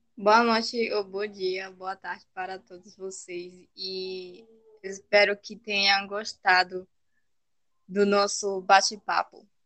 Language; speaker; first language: Portuguese; non-native, fluent; Spanish